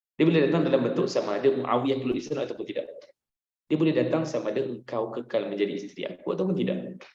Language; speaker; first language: Malay; native; Malay